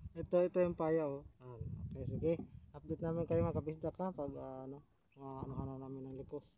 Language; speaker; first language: Filipino; non-native, local second language; Cebuano